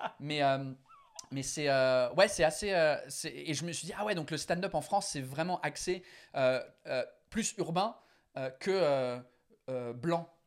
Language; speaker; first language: French; non-native, fluent; English